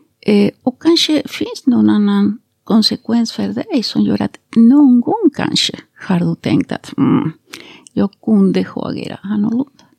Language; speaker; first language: Swedish; non-native, fluent; Spanish